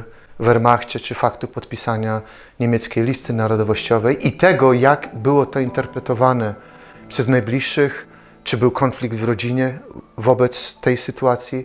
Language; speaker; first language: Polish; native; Polish